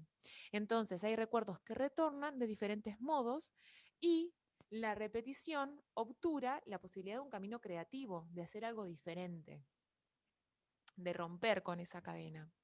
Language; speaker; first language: Spanish; native; Spanish